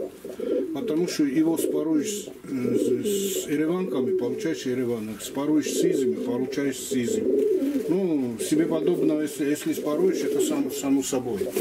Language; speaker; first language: Russian; non-native, local second language; Georgian